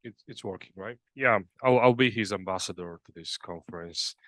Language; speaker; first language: English; non-native, fluent; Georgian